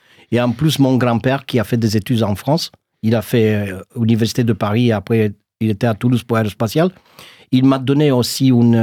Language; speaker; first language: French; non-native, fluent; Romanian